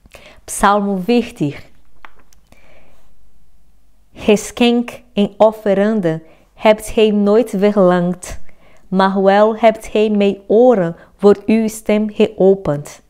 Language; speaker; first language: Dutch; non-native, fluent; Portuguese